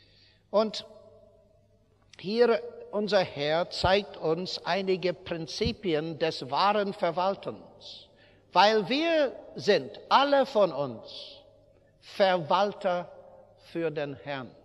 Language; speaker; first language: German; non-native, fluent; English